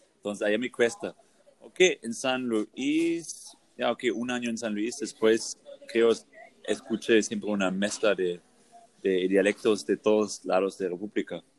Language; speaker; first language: Spanish; non-native, fluent; German